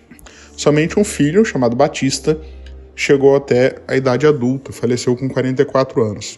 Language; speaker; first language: Portuguese; native; Portuguese